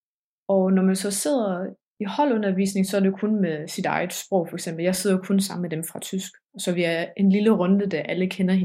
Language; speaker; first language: Danish; early bilingual, heritage; Danish